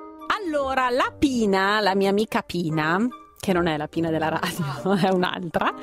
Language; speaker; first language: Italian; native; Italian